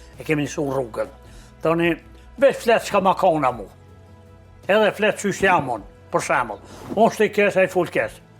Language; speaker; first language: Albanian; native; Albanian